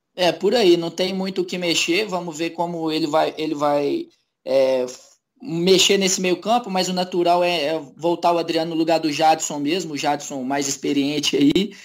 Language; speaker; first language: Portuguese; native; Portuguese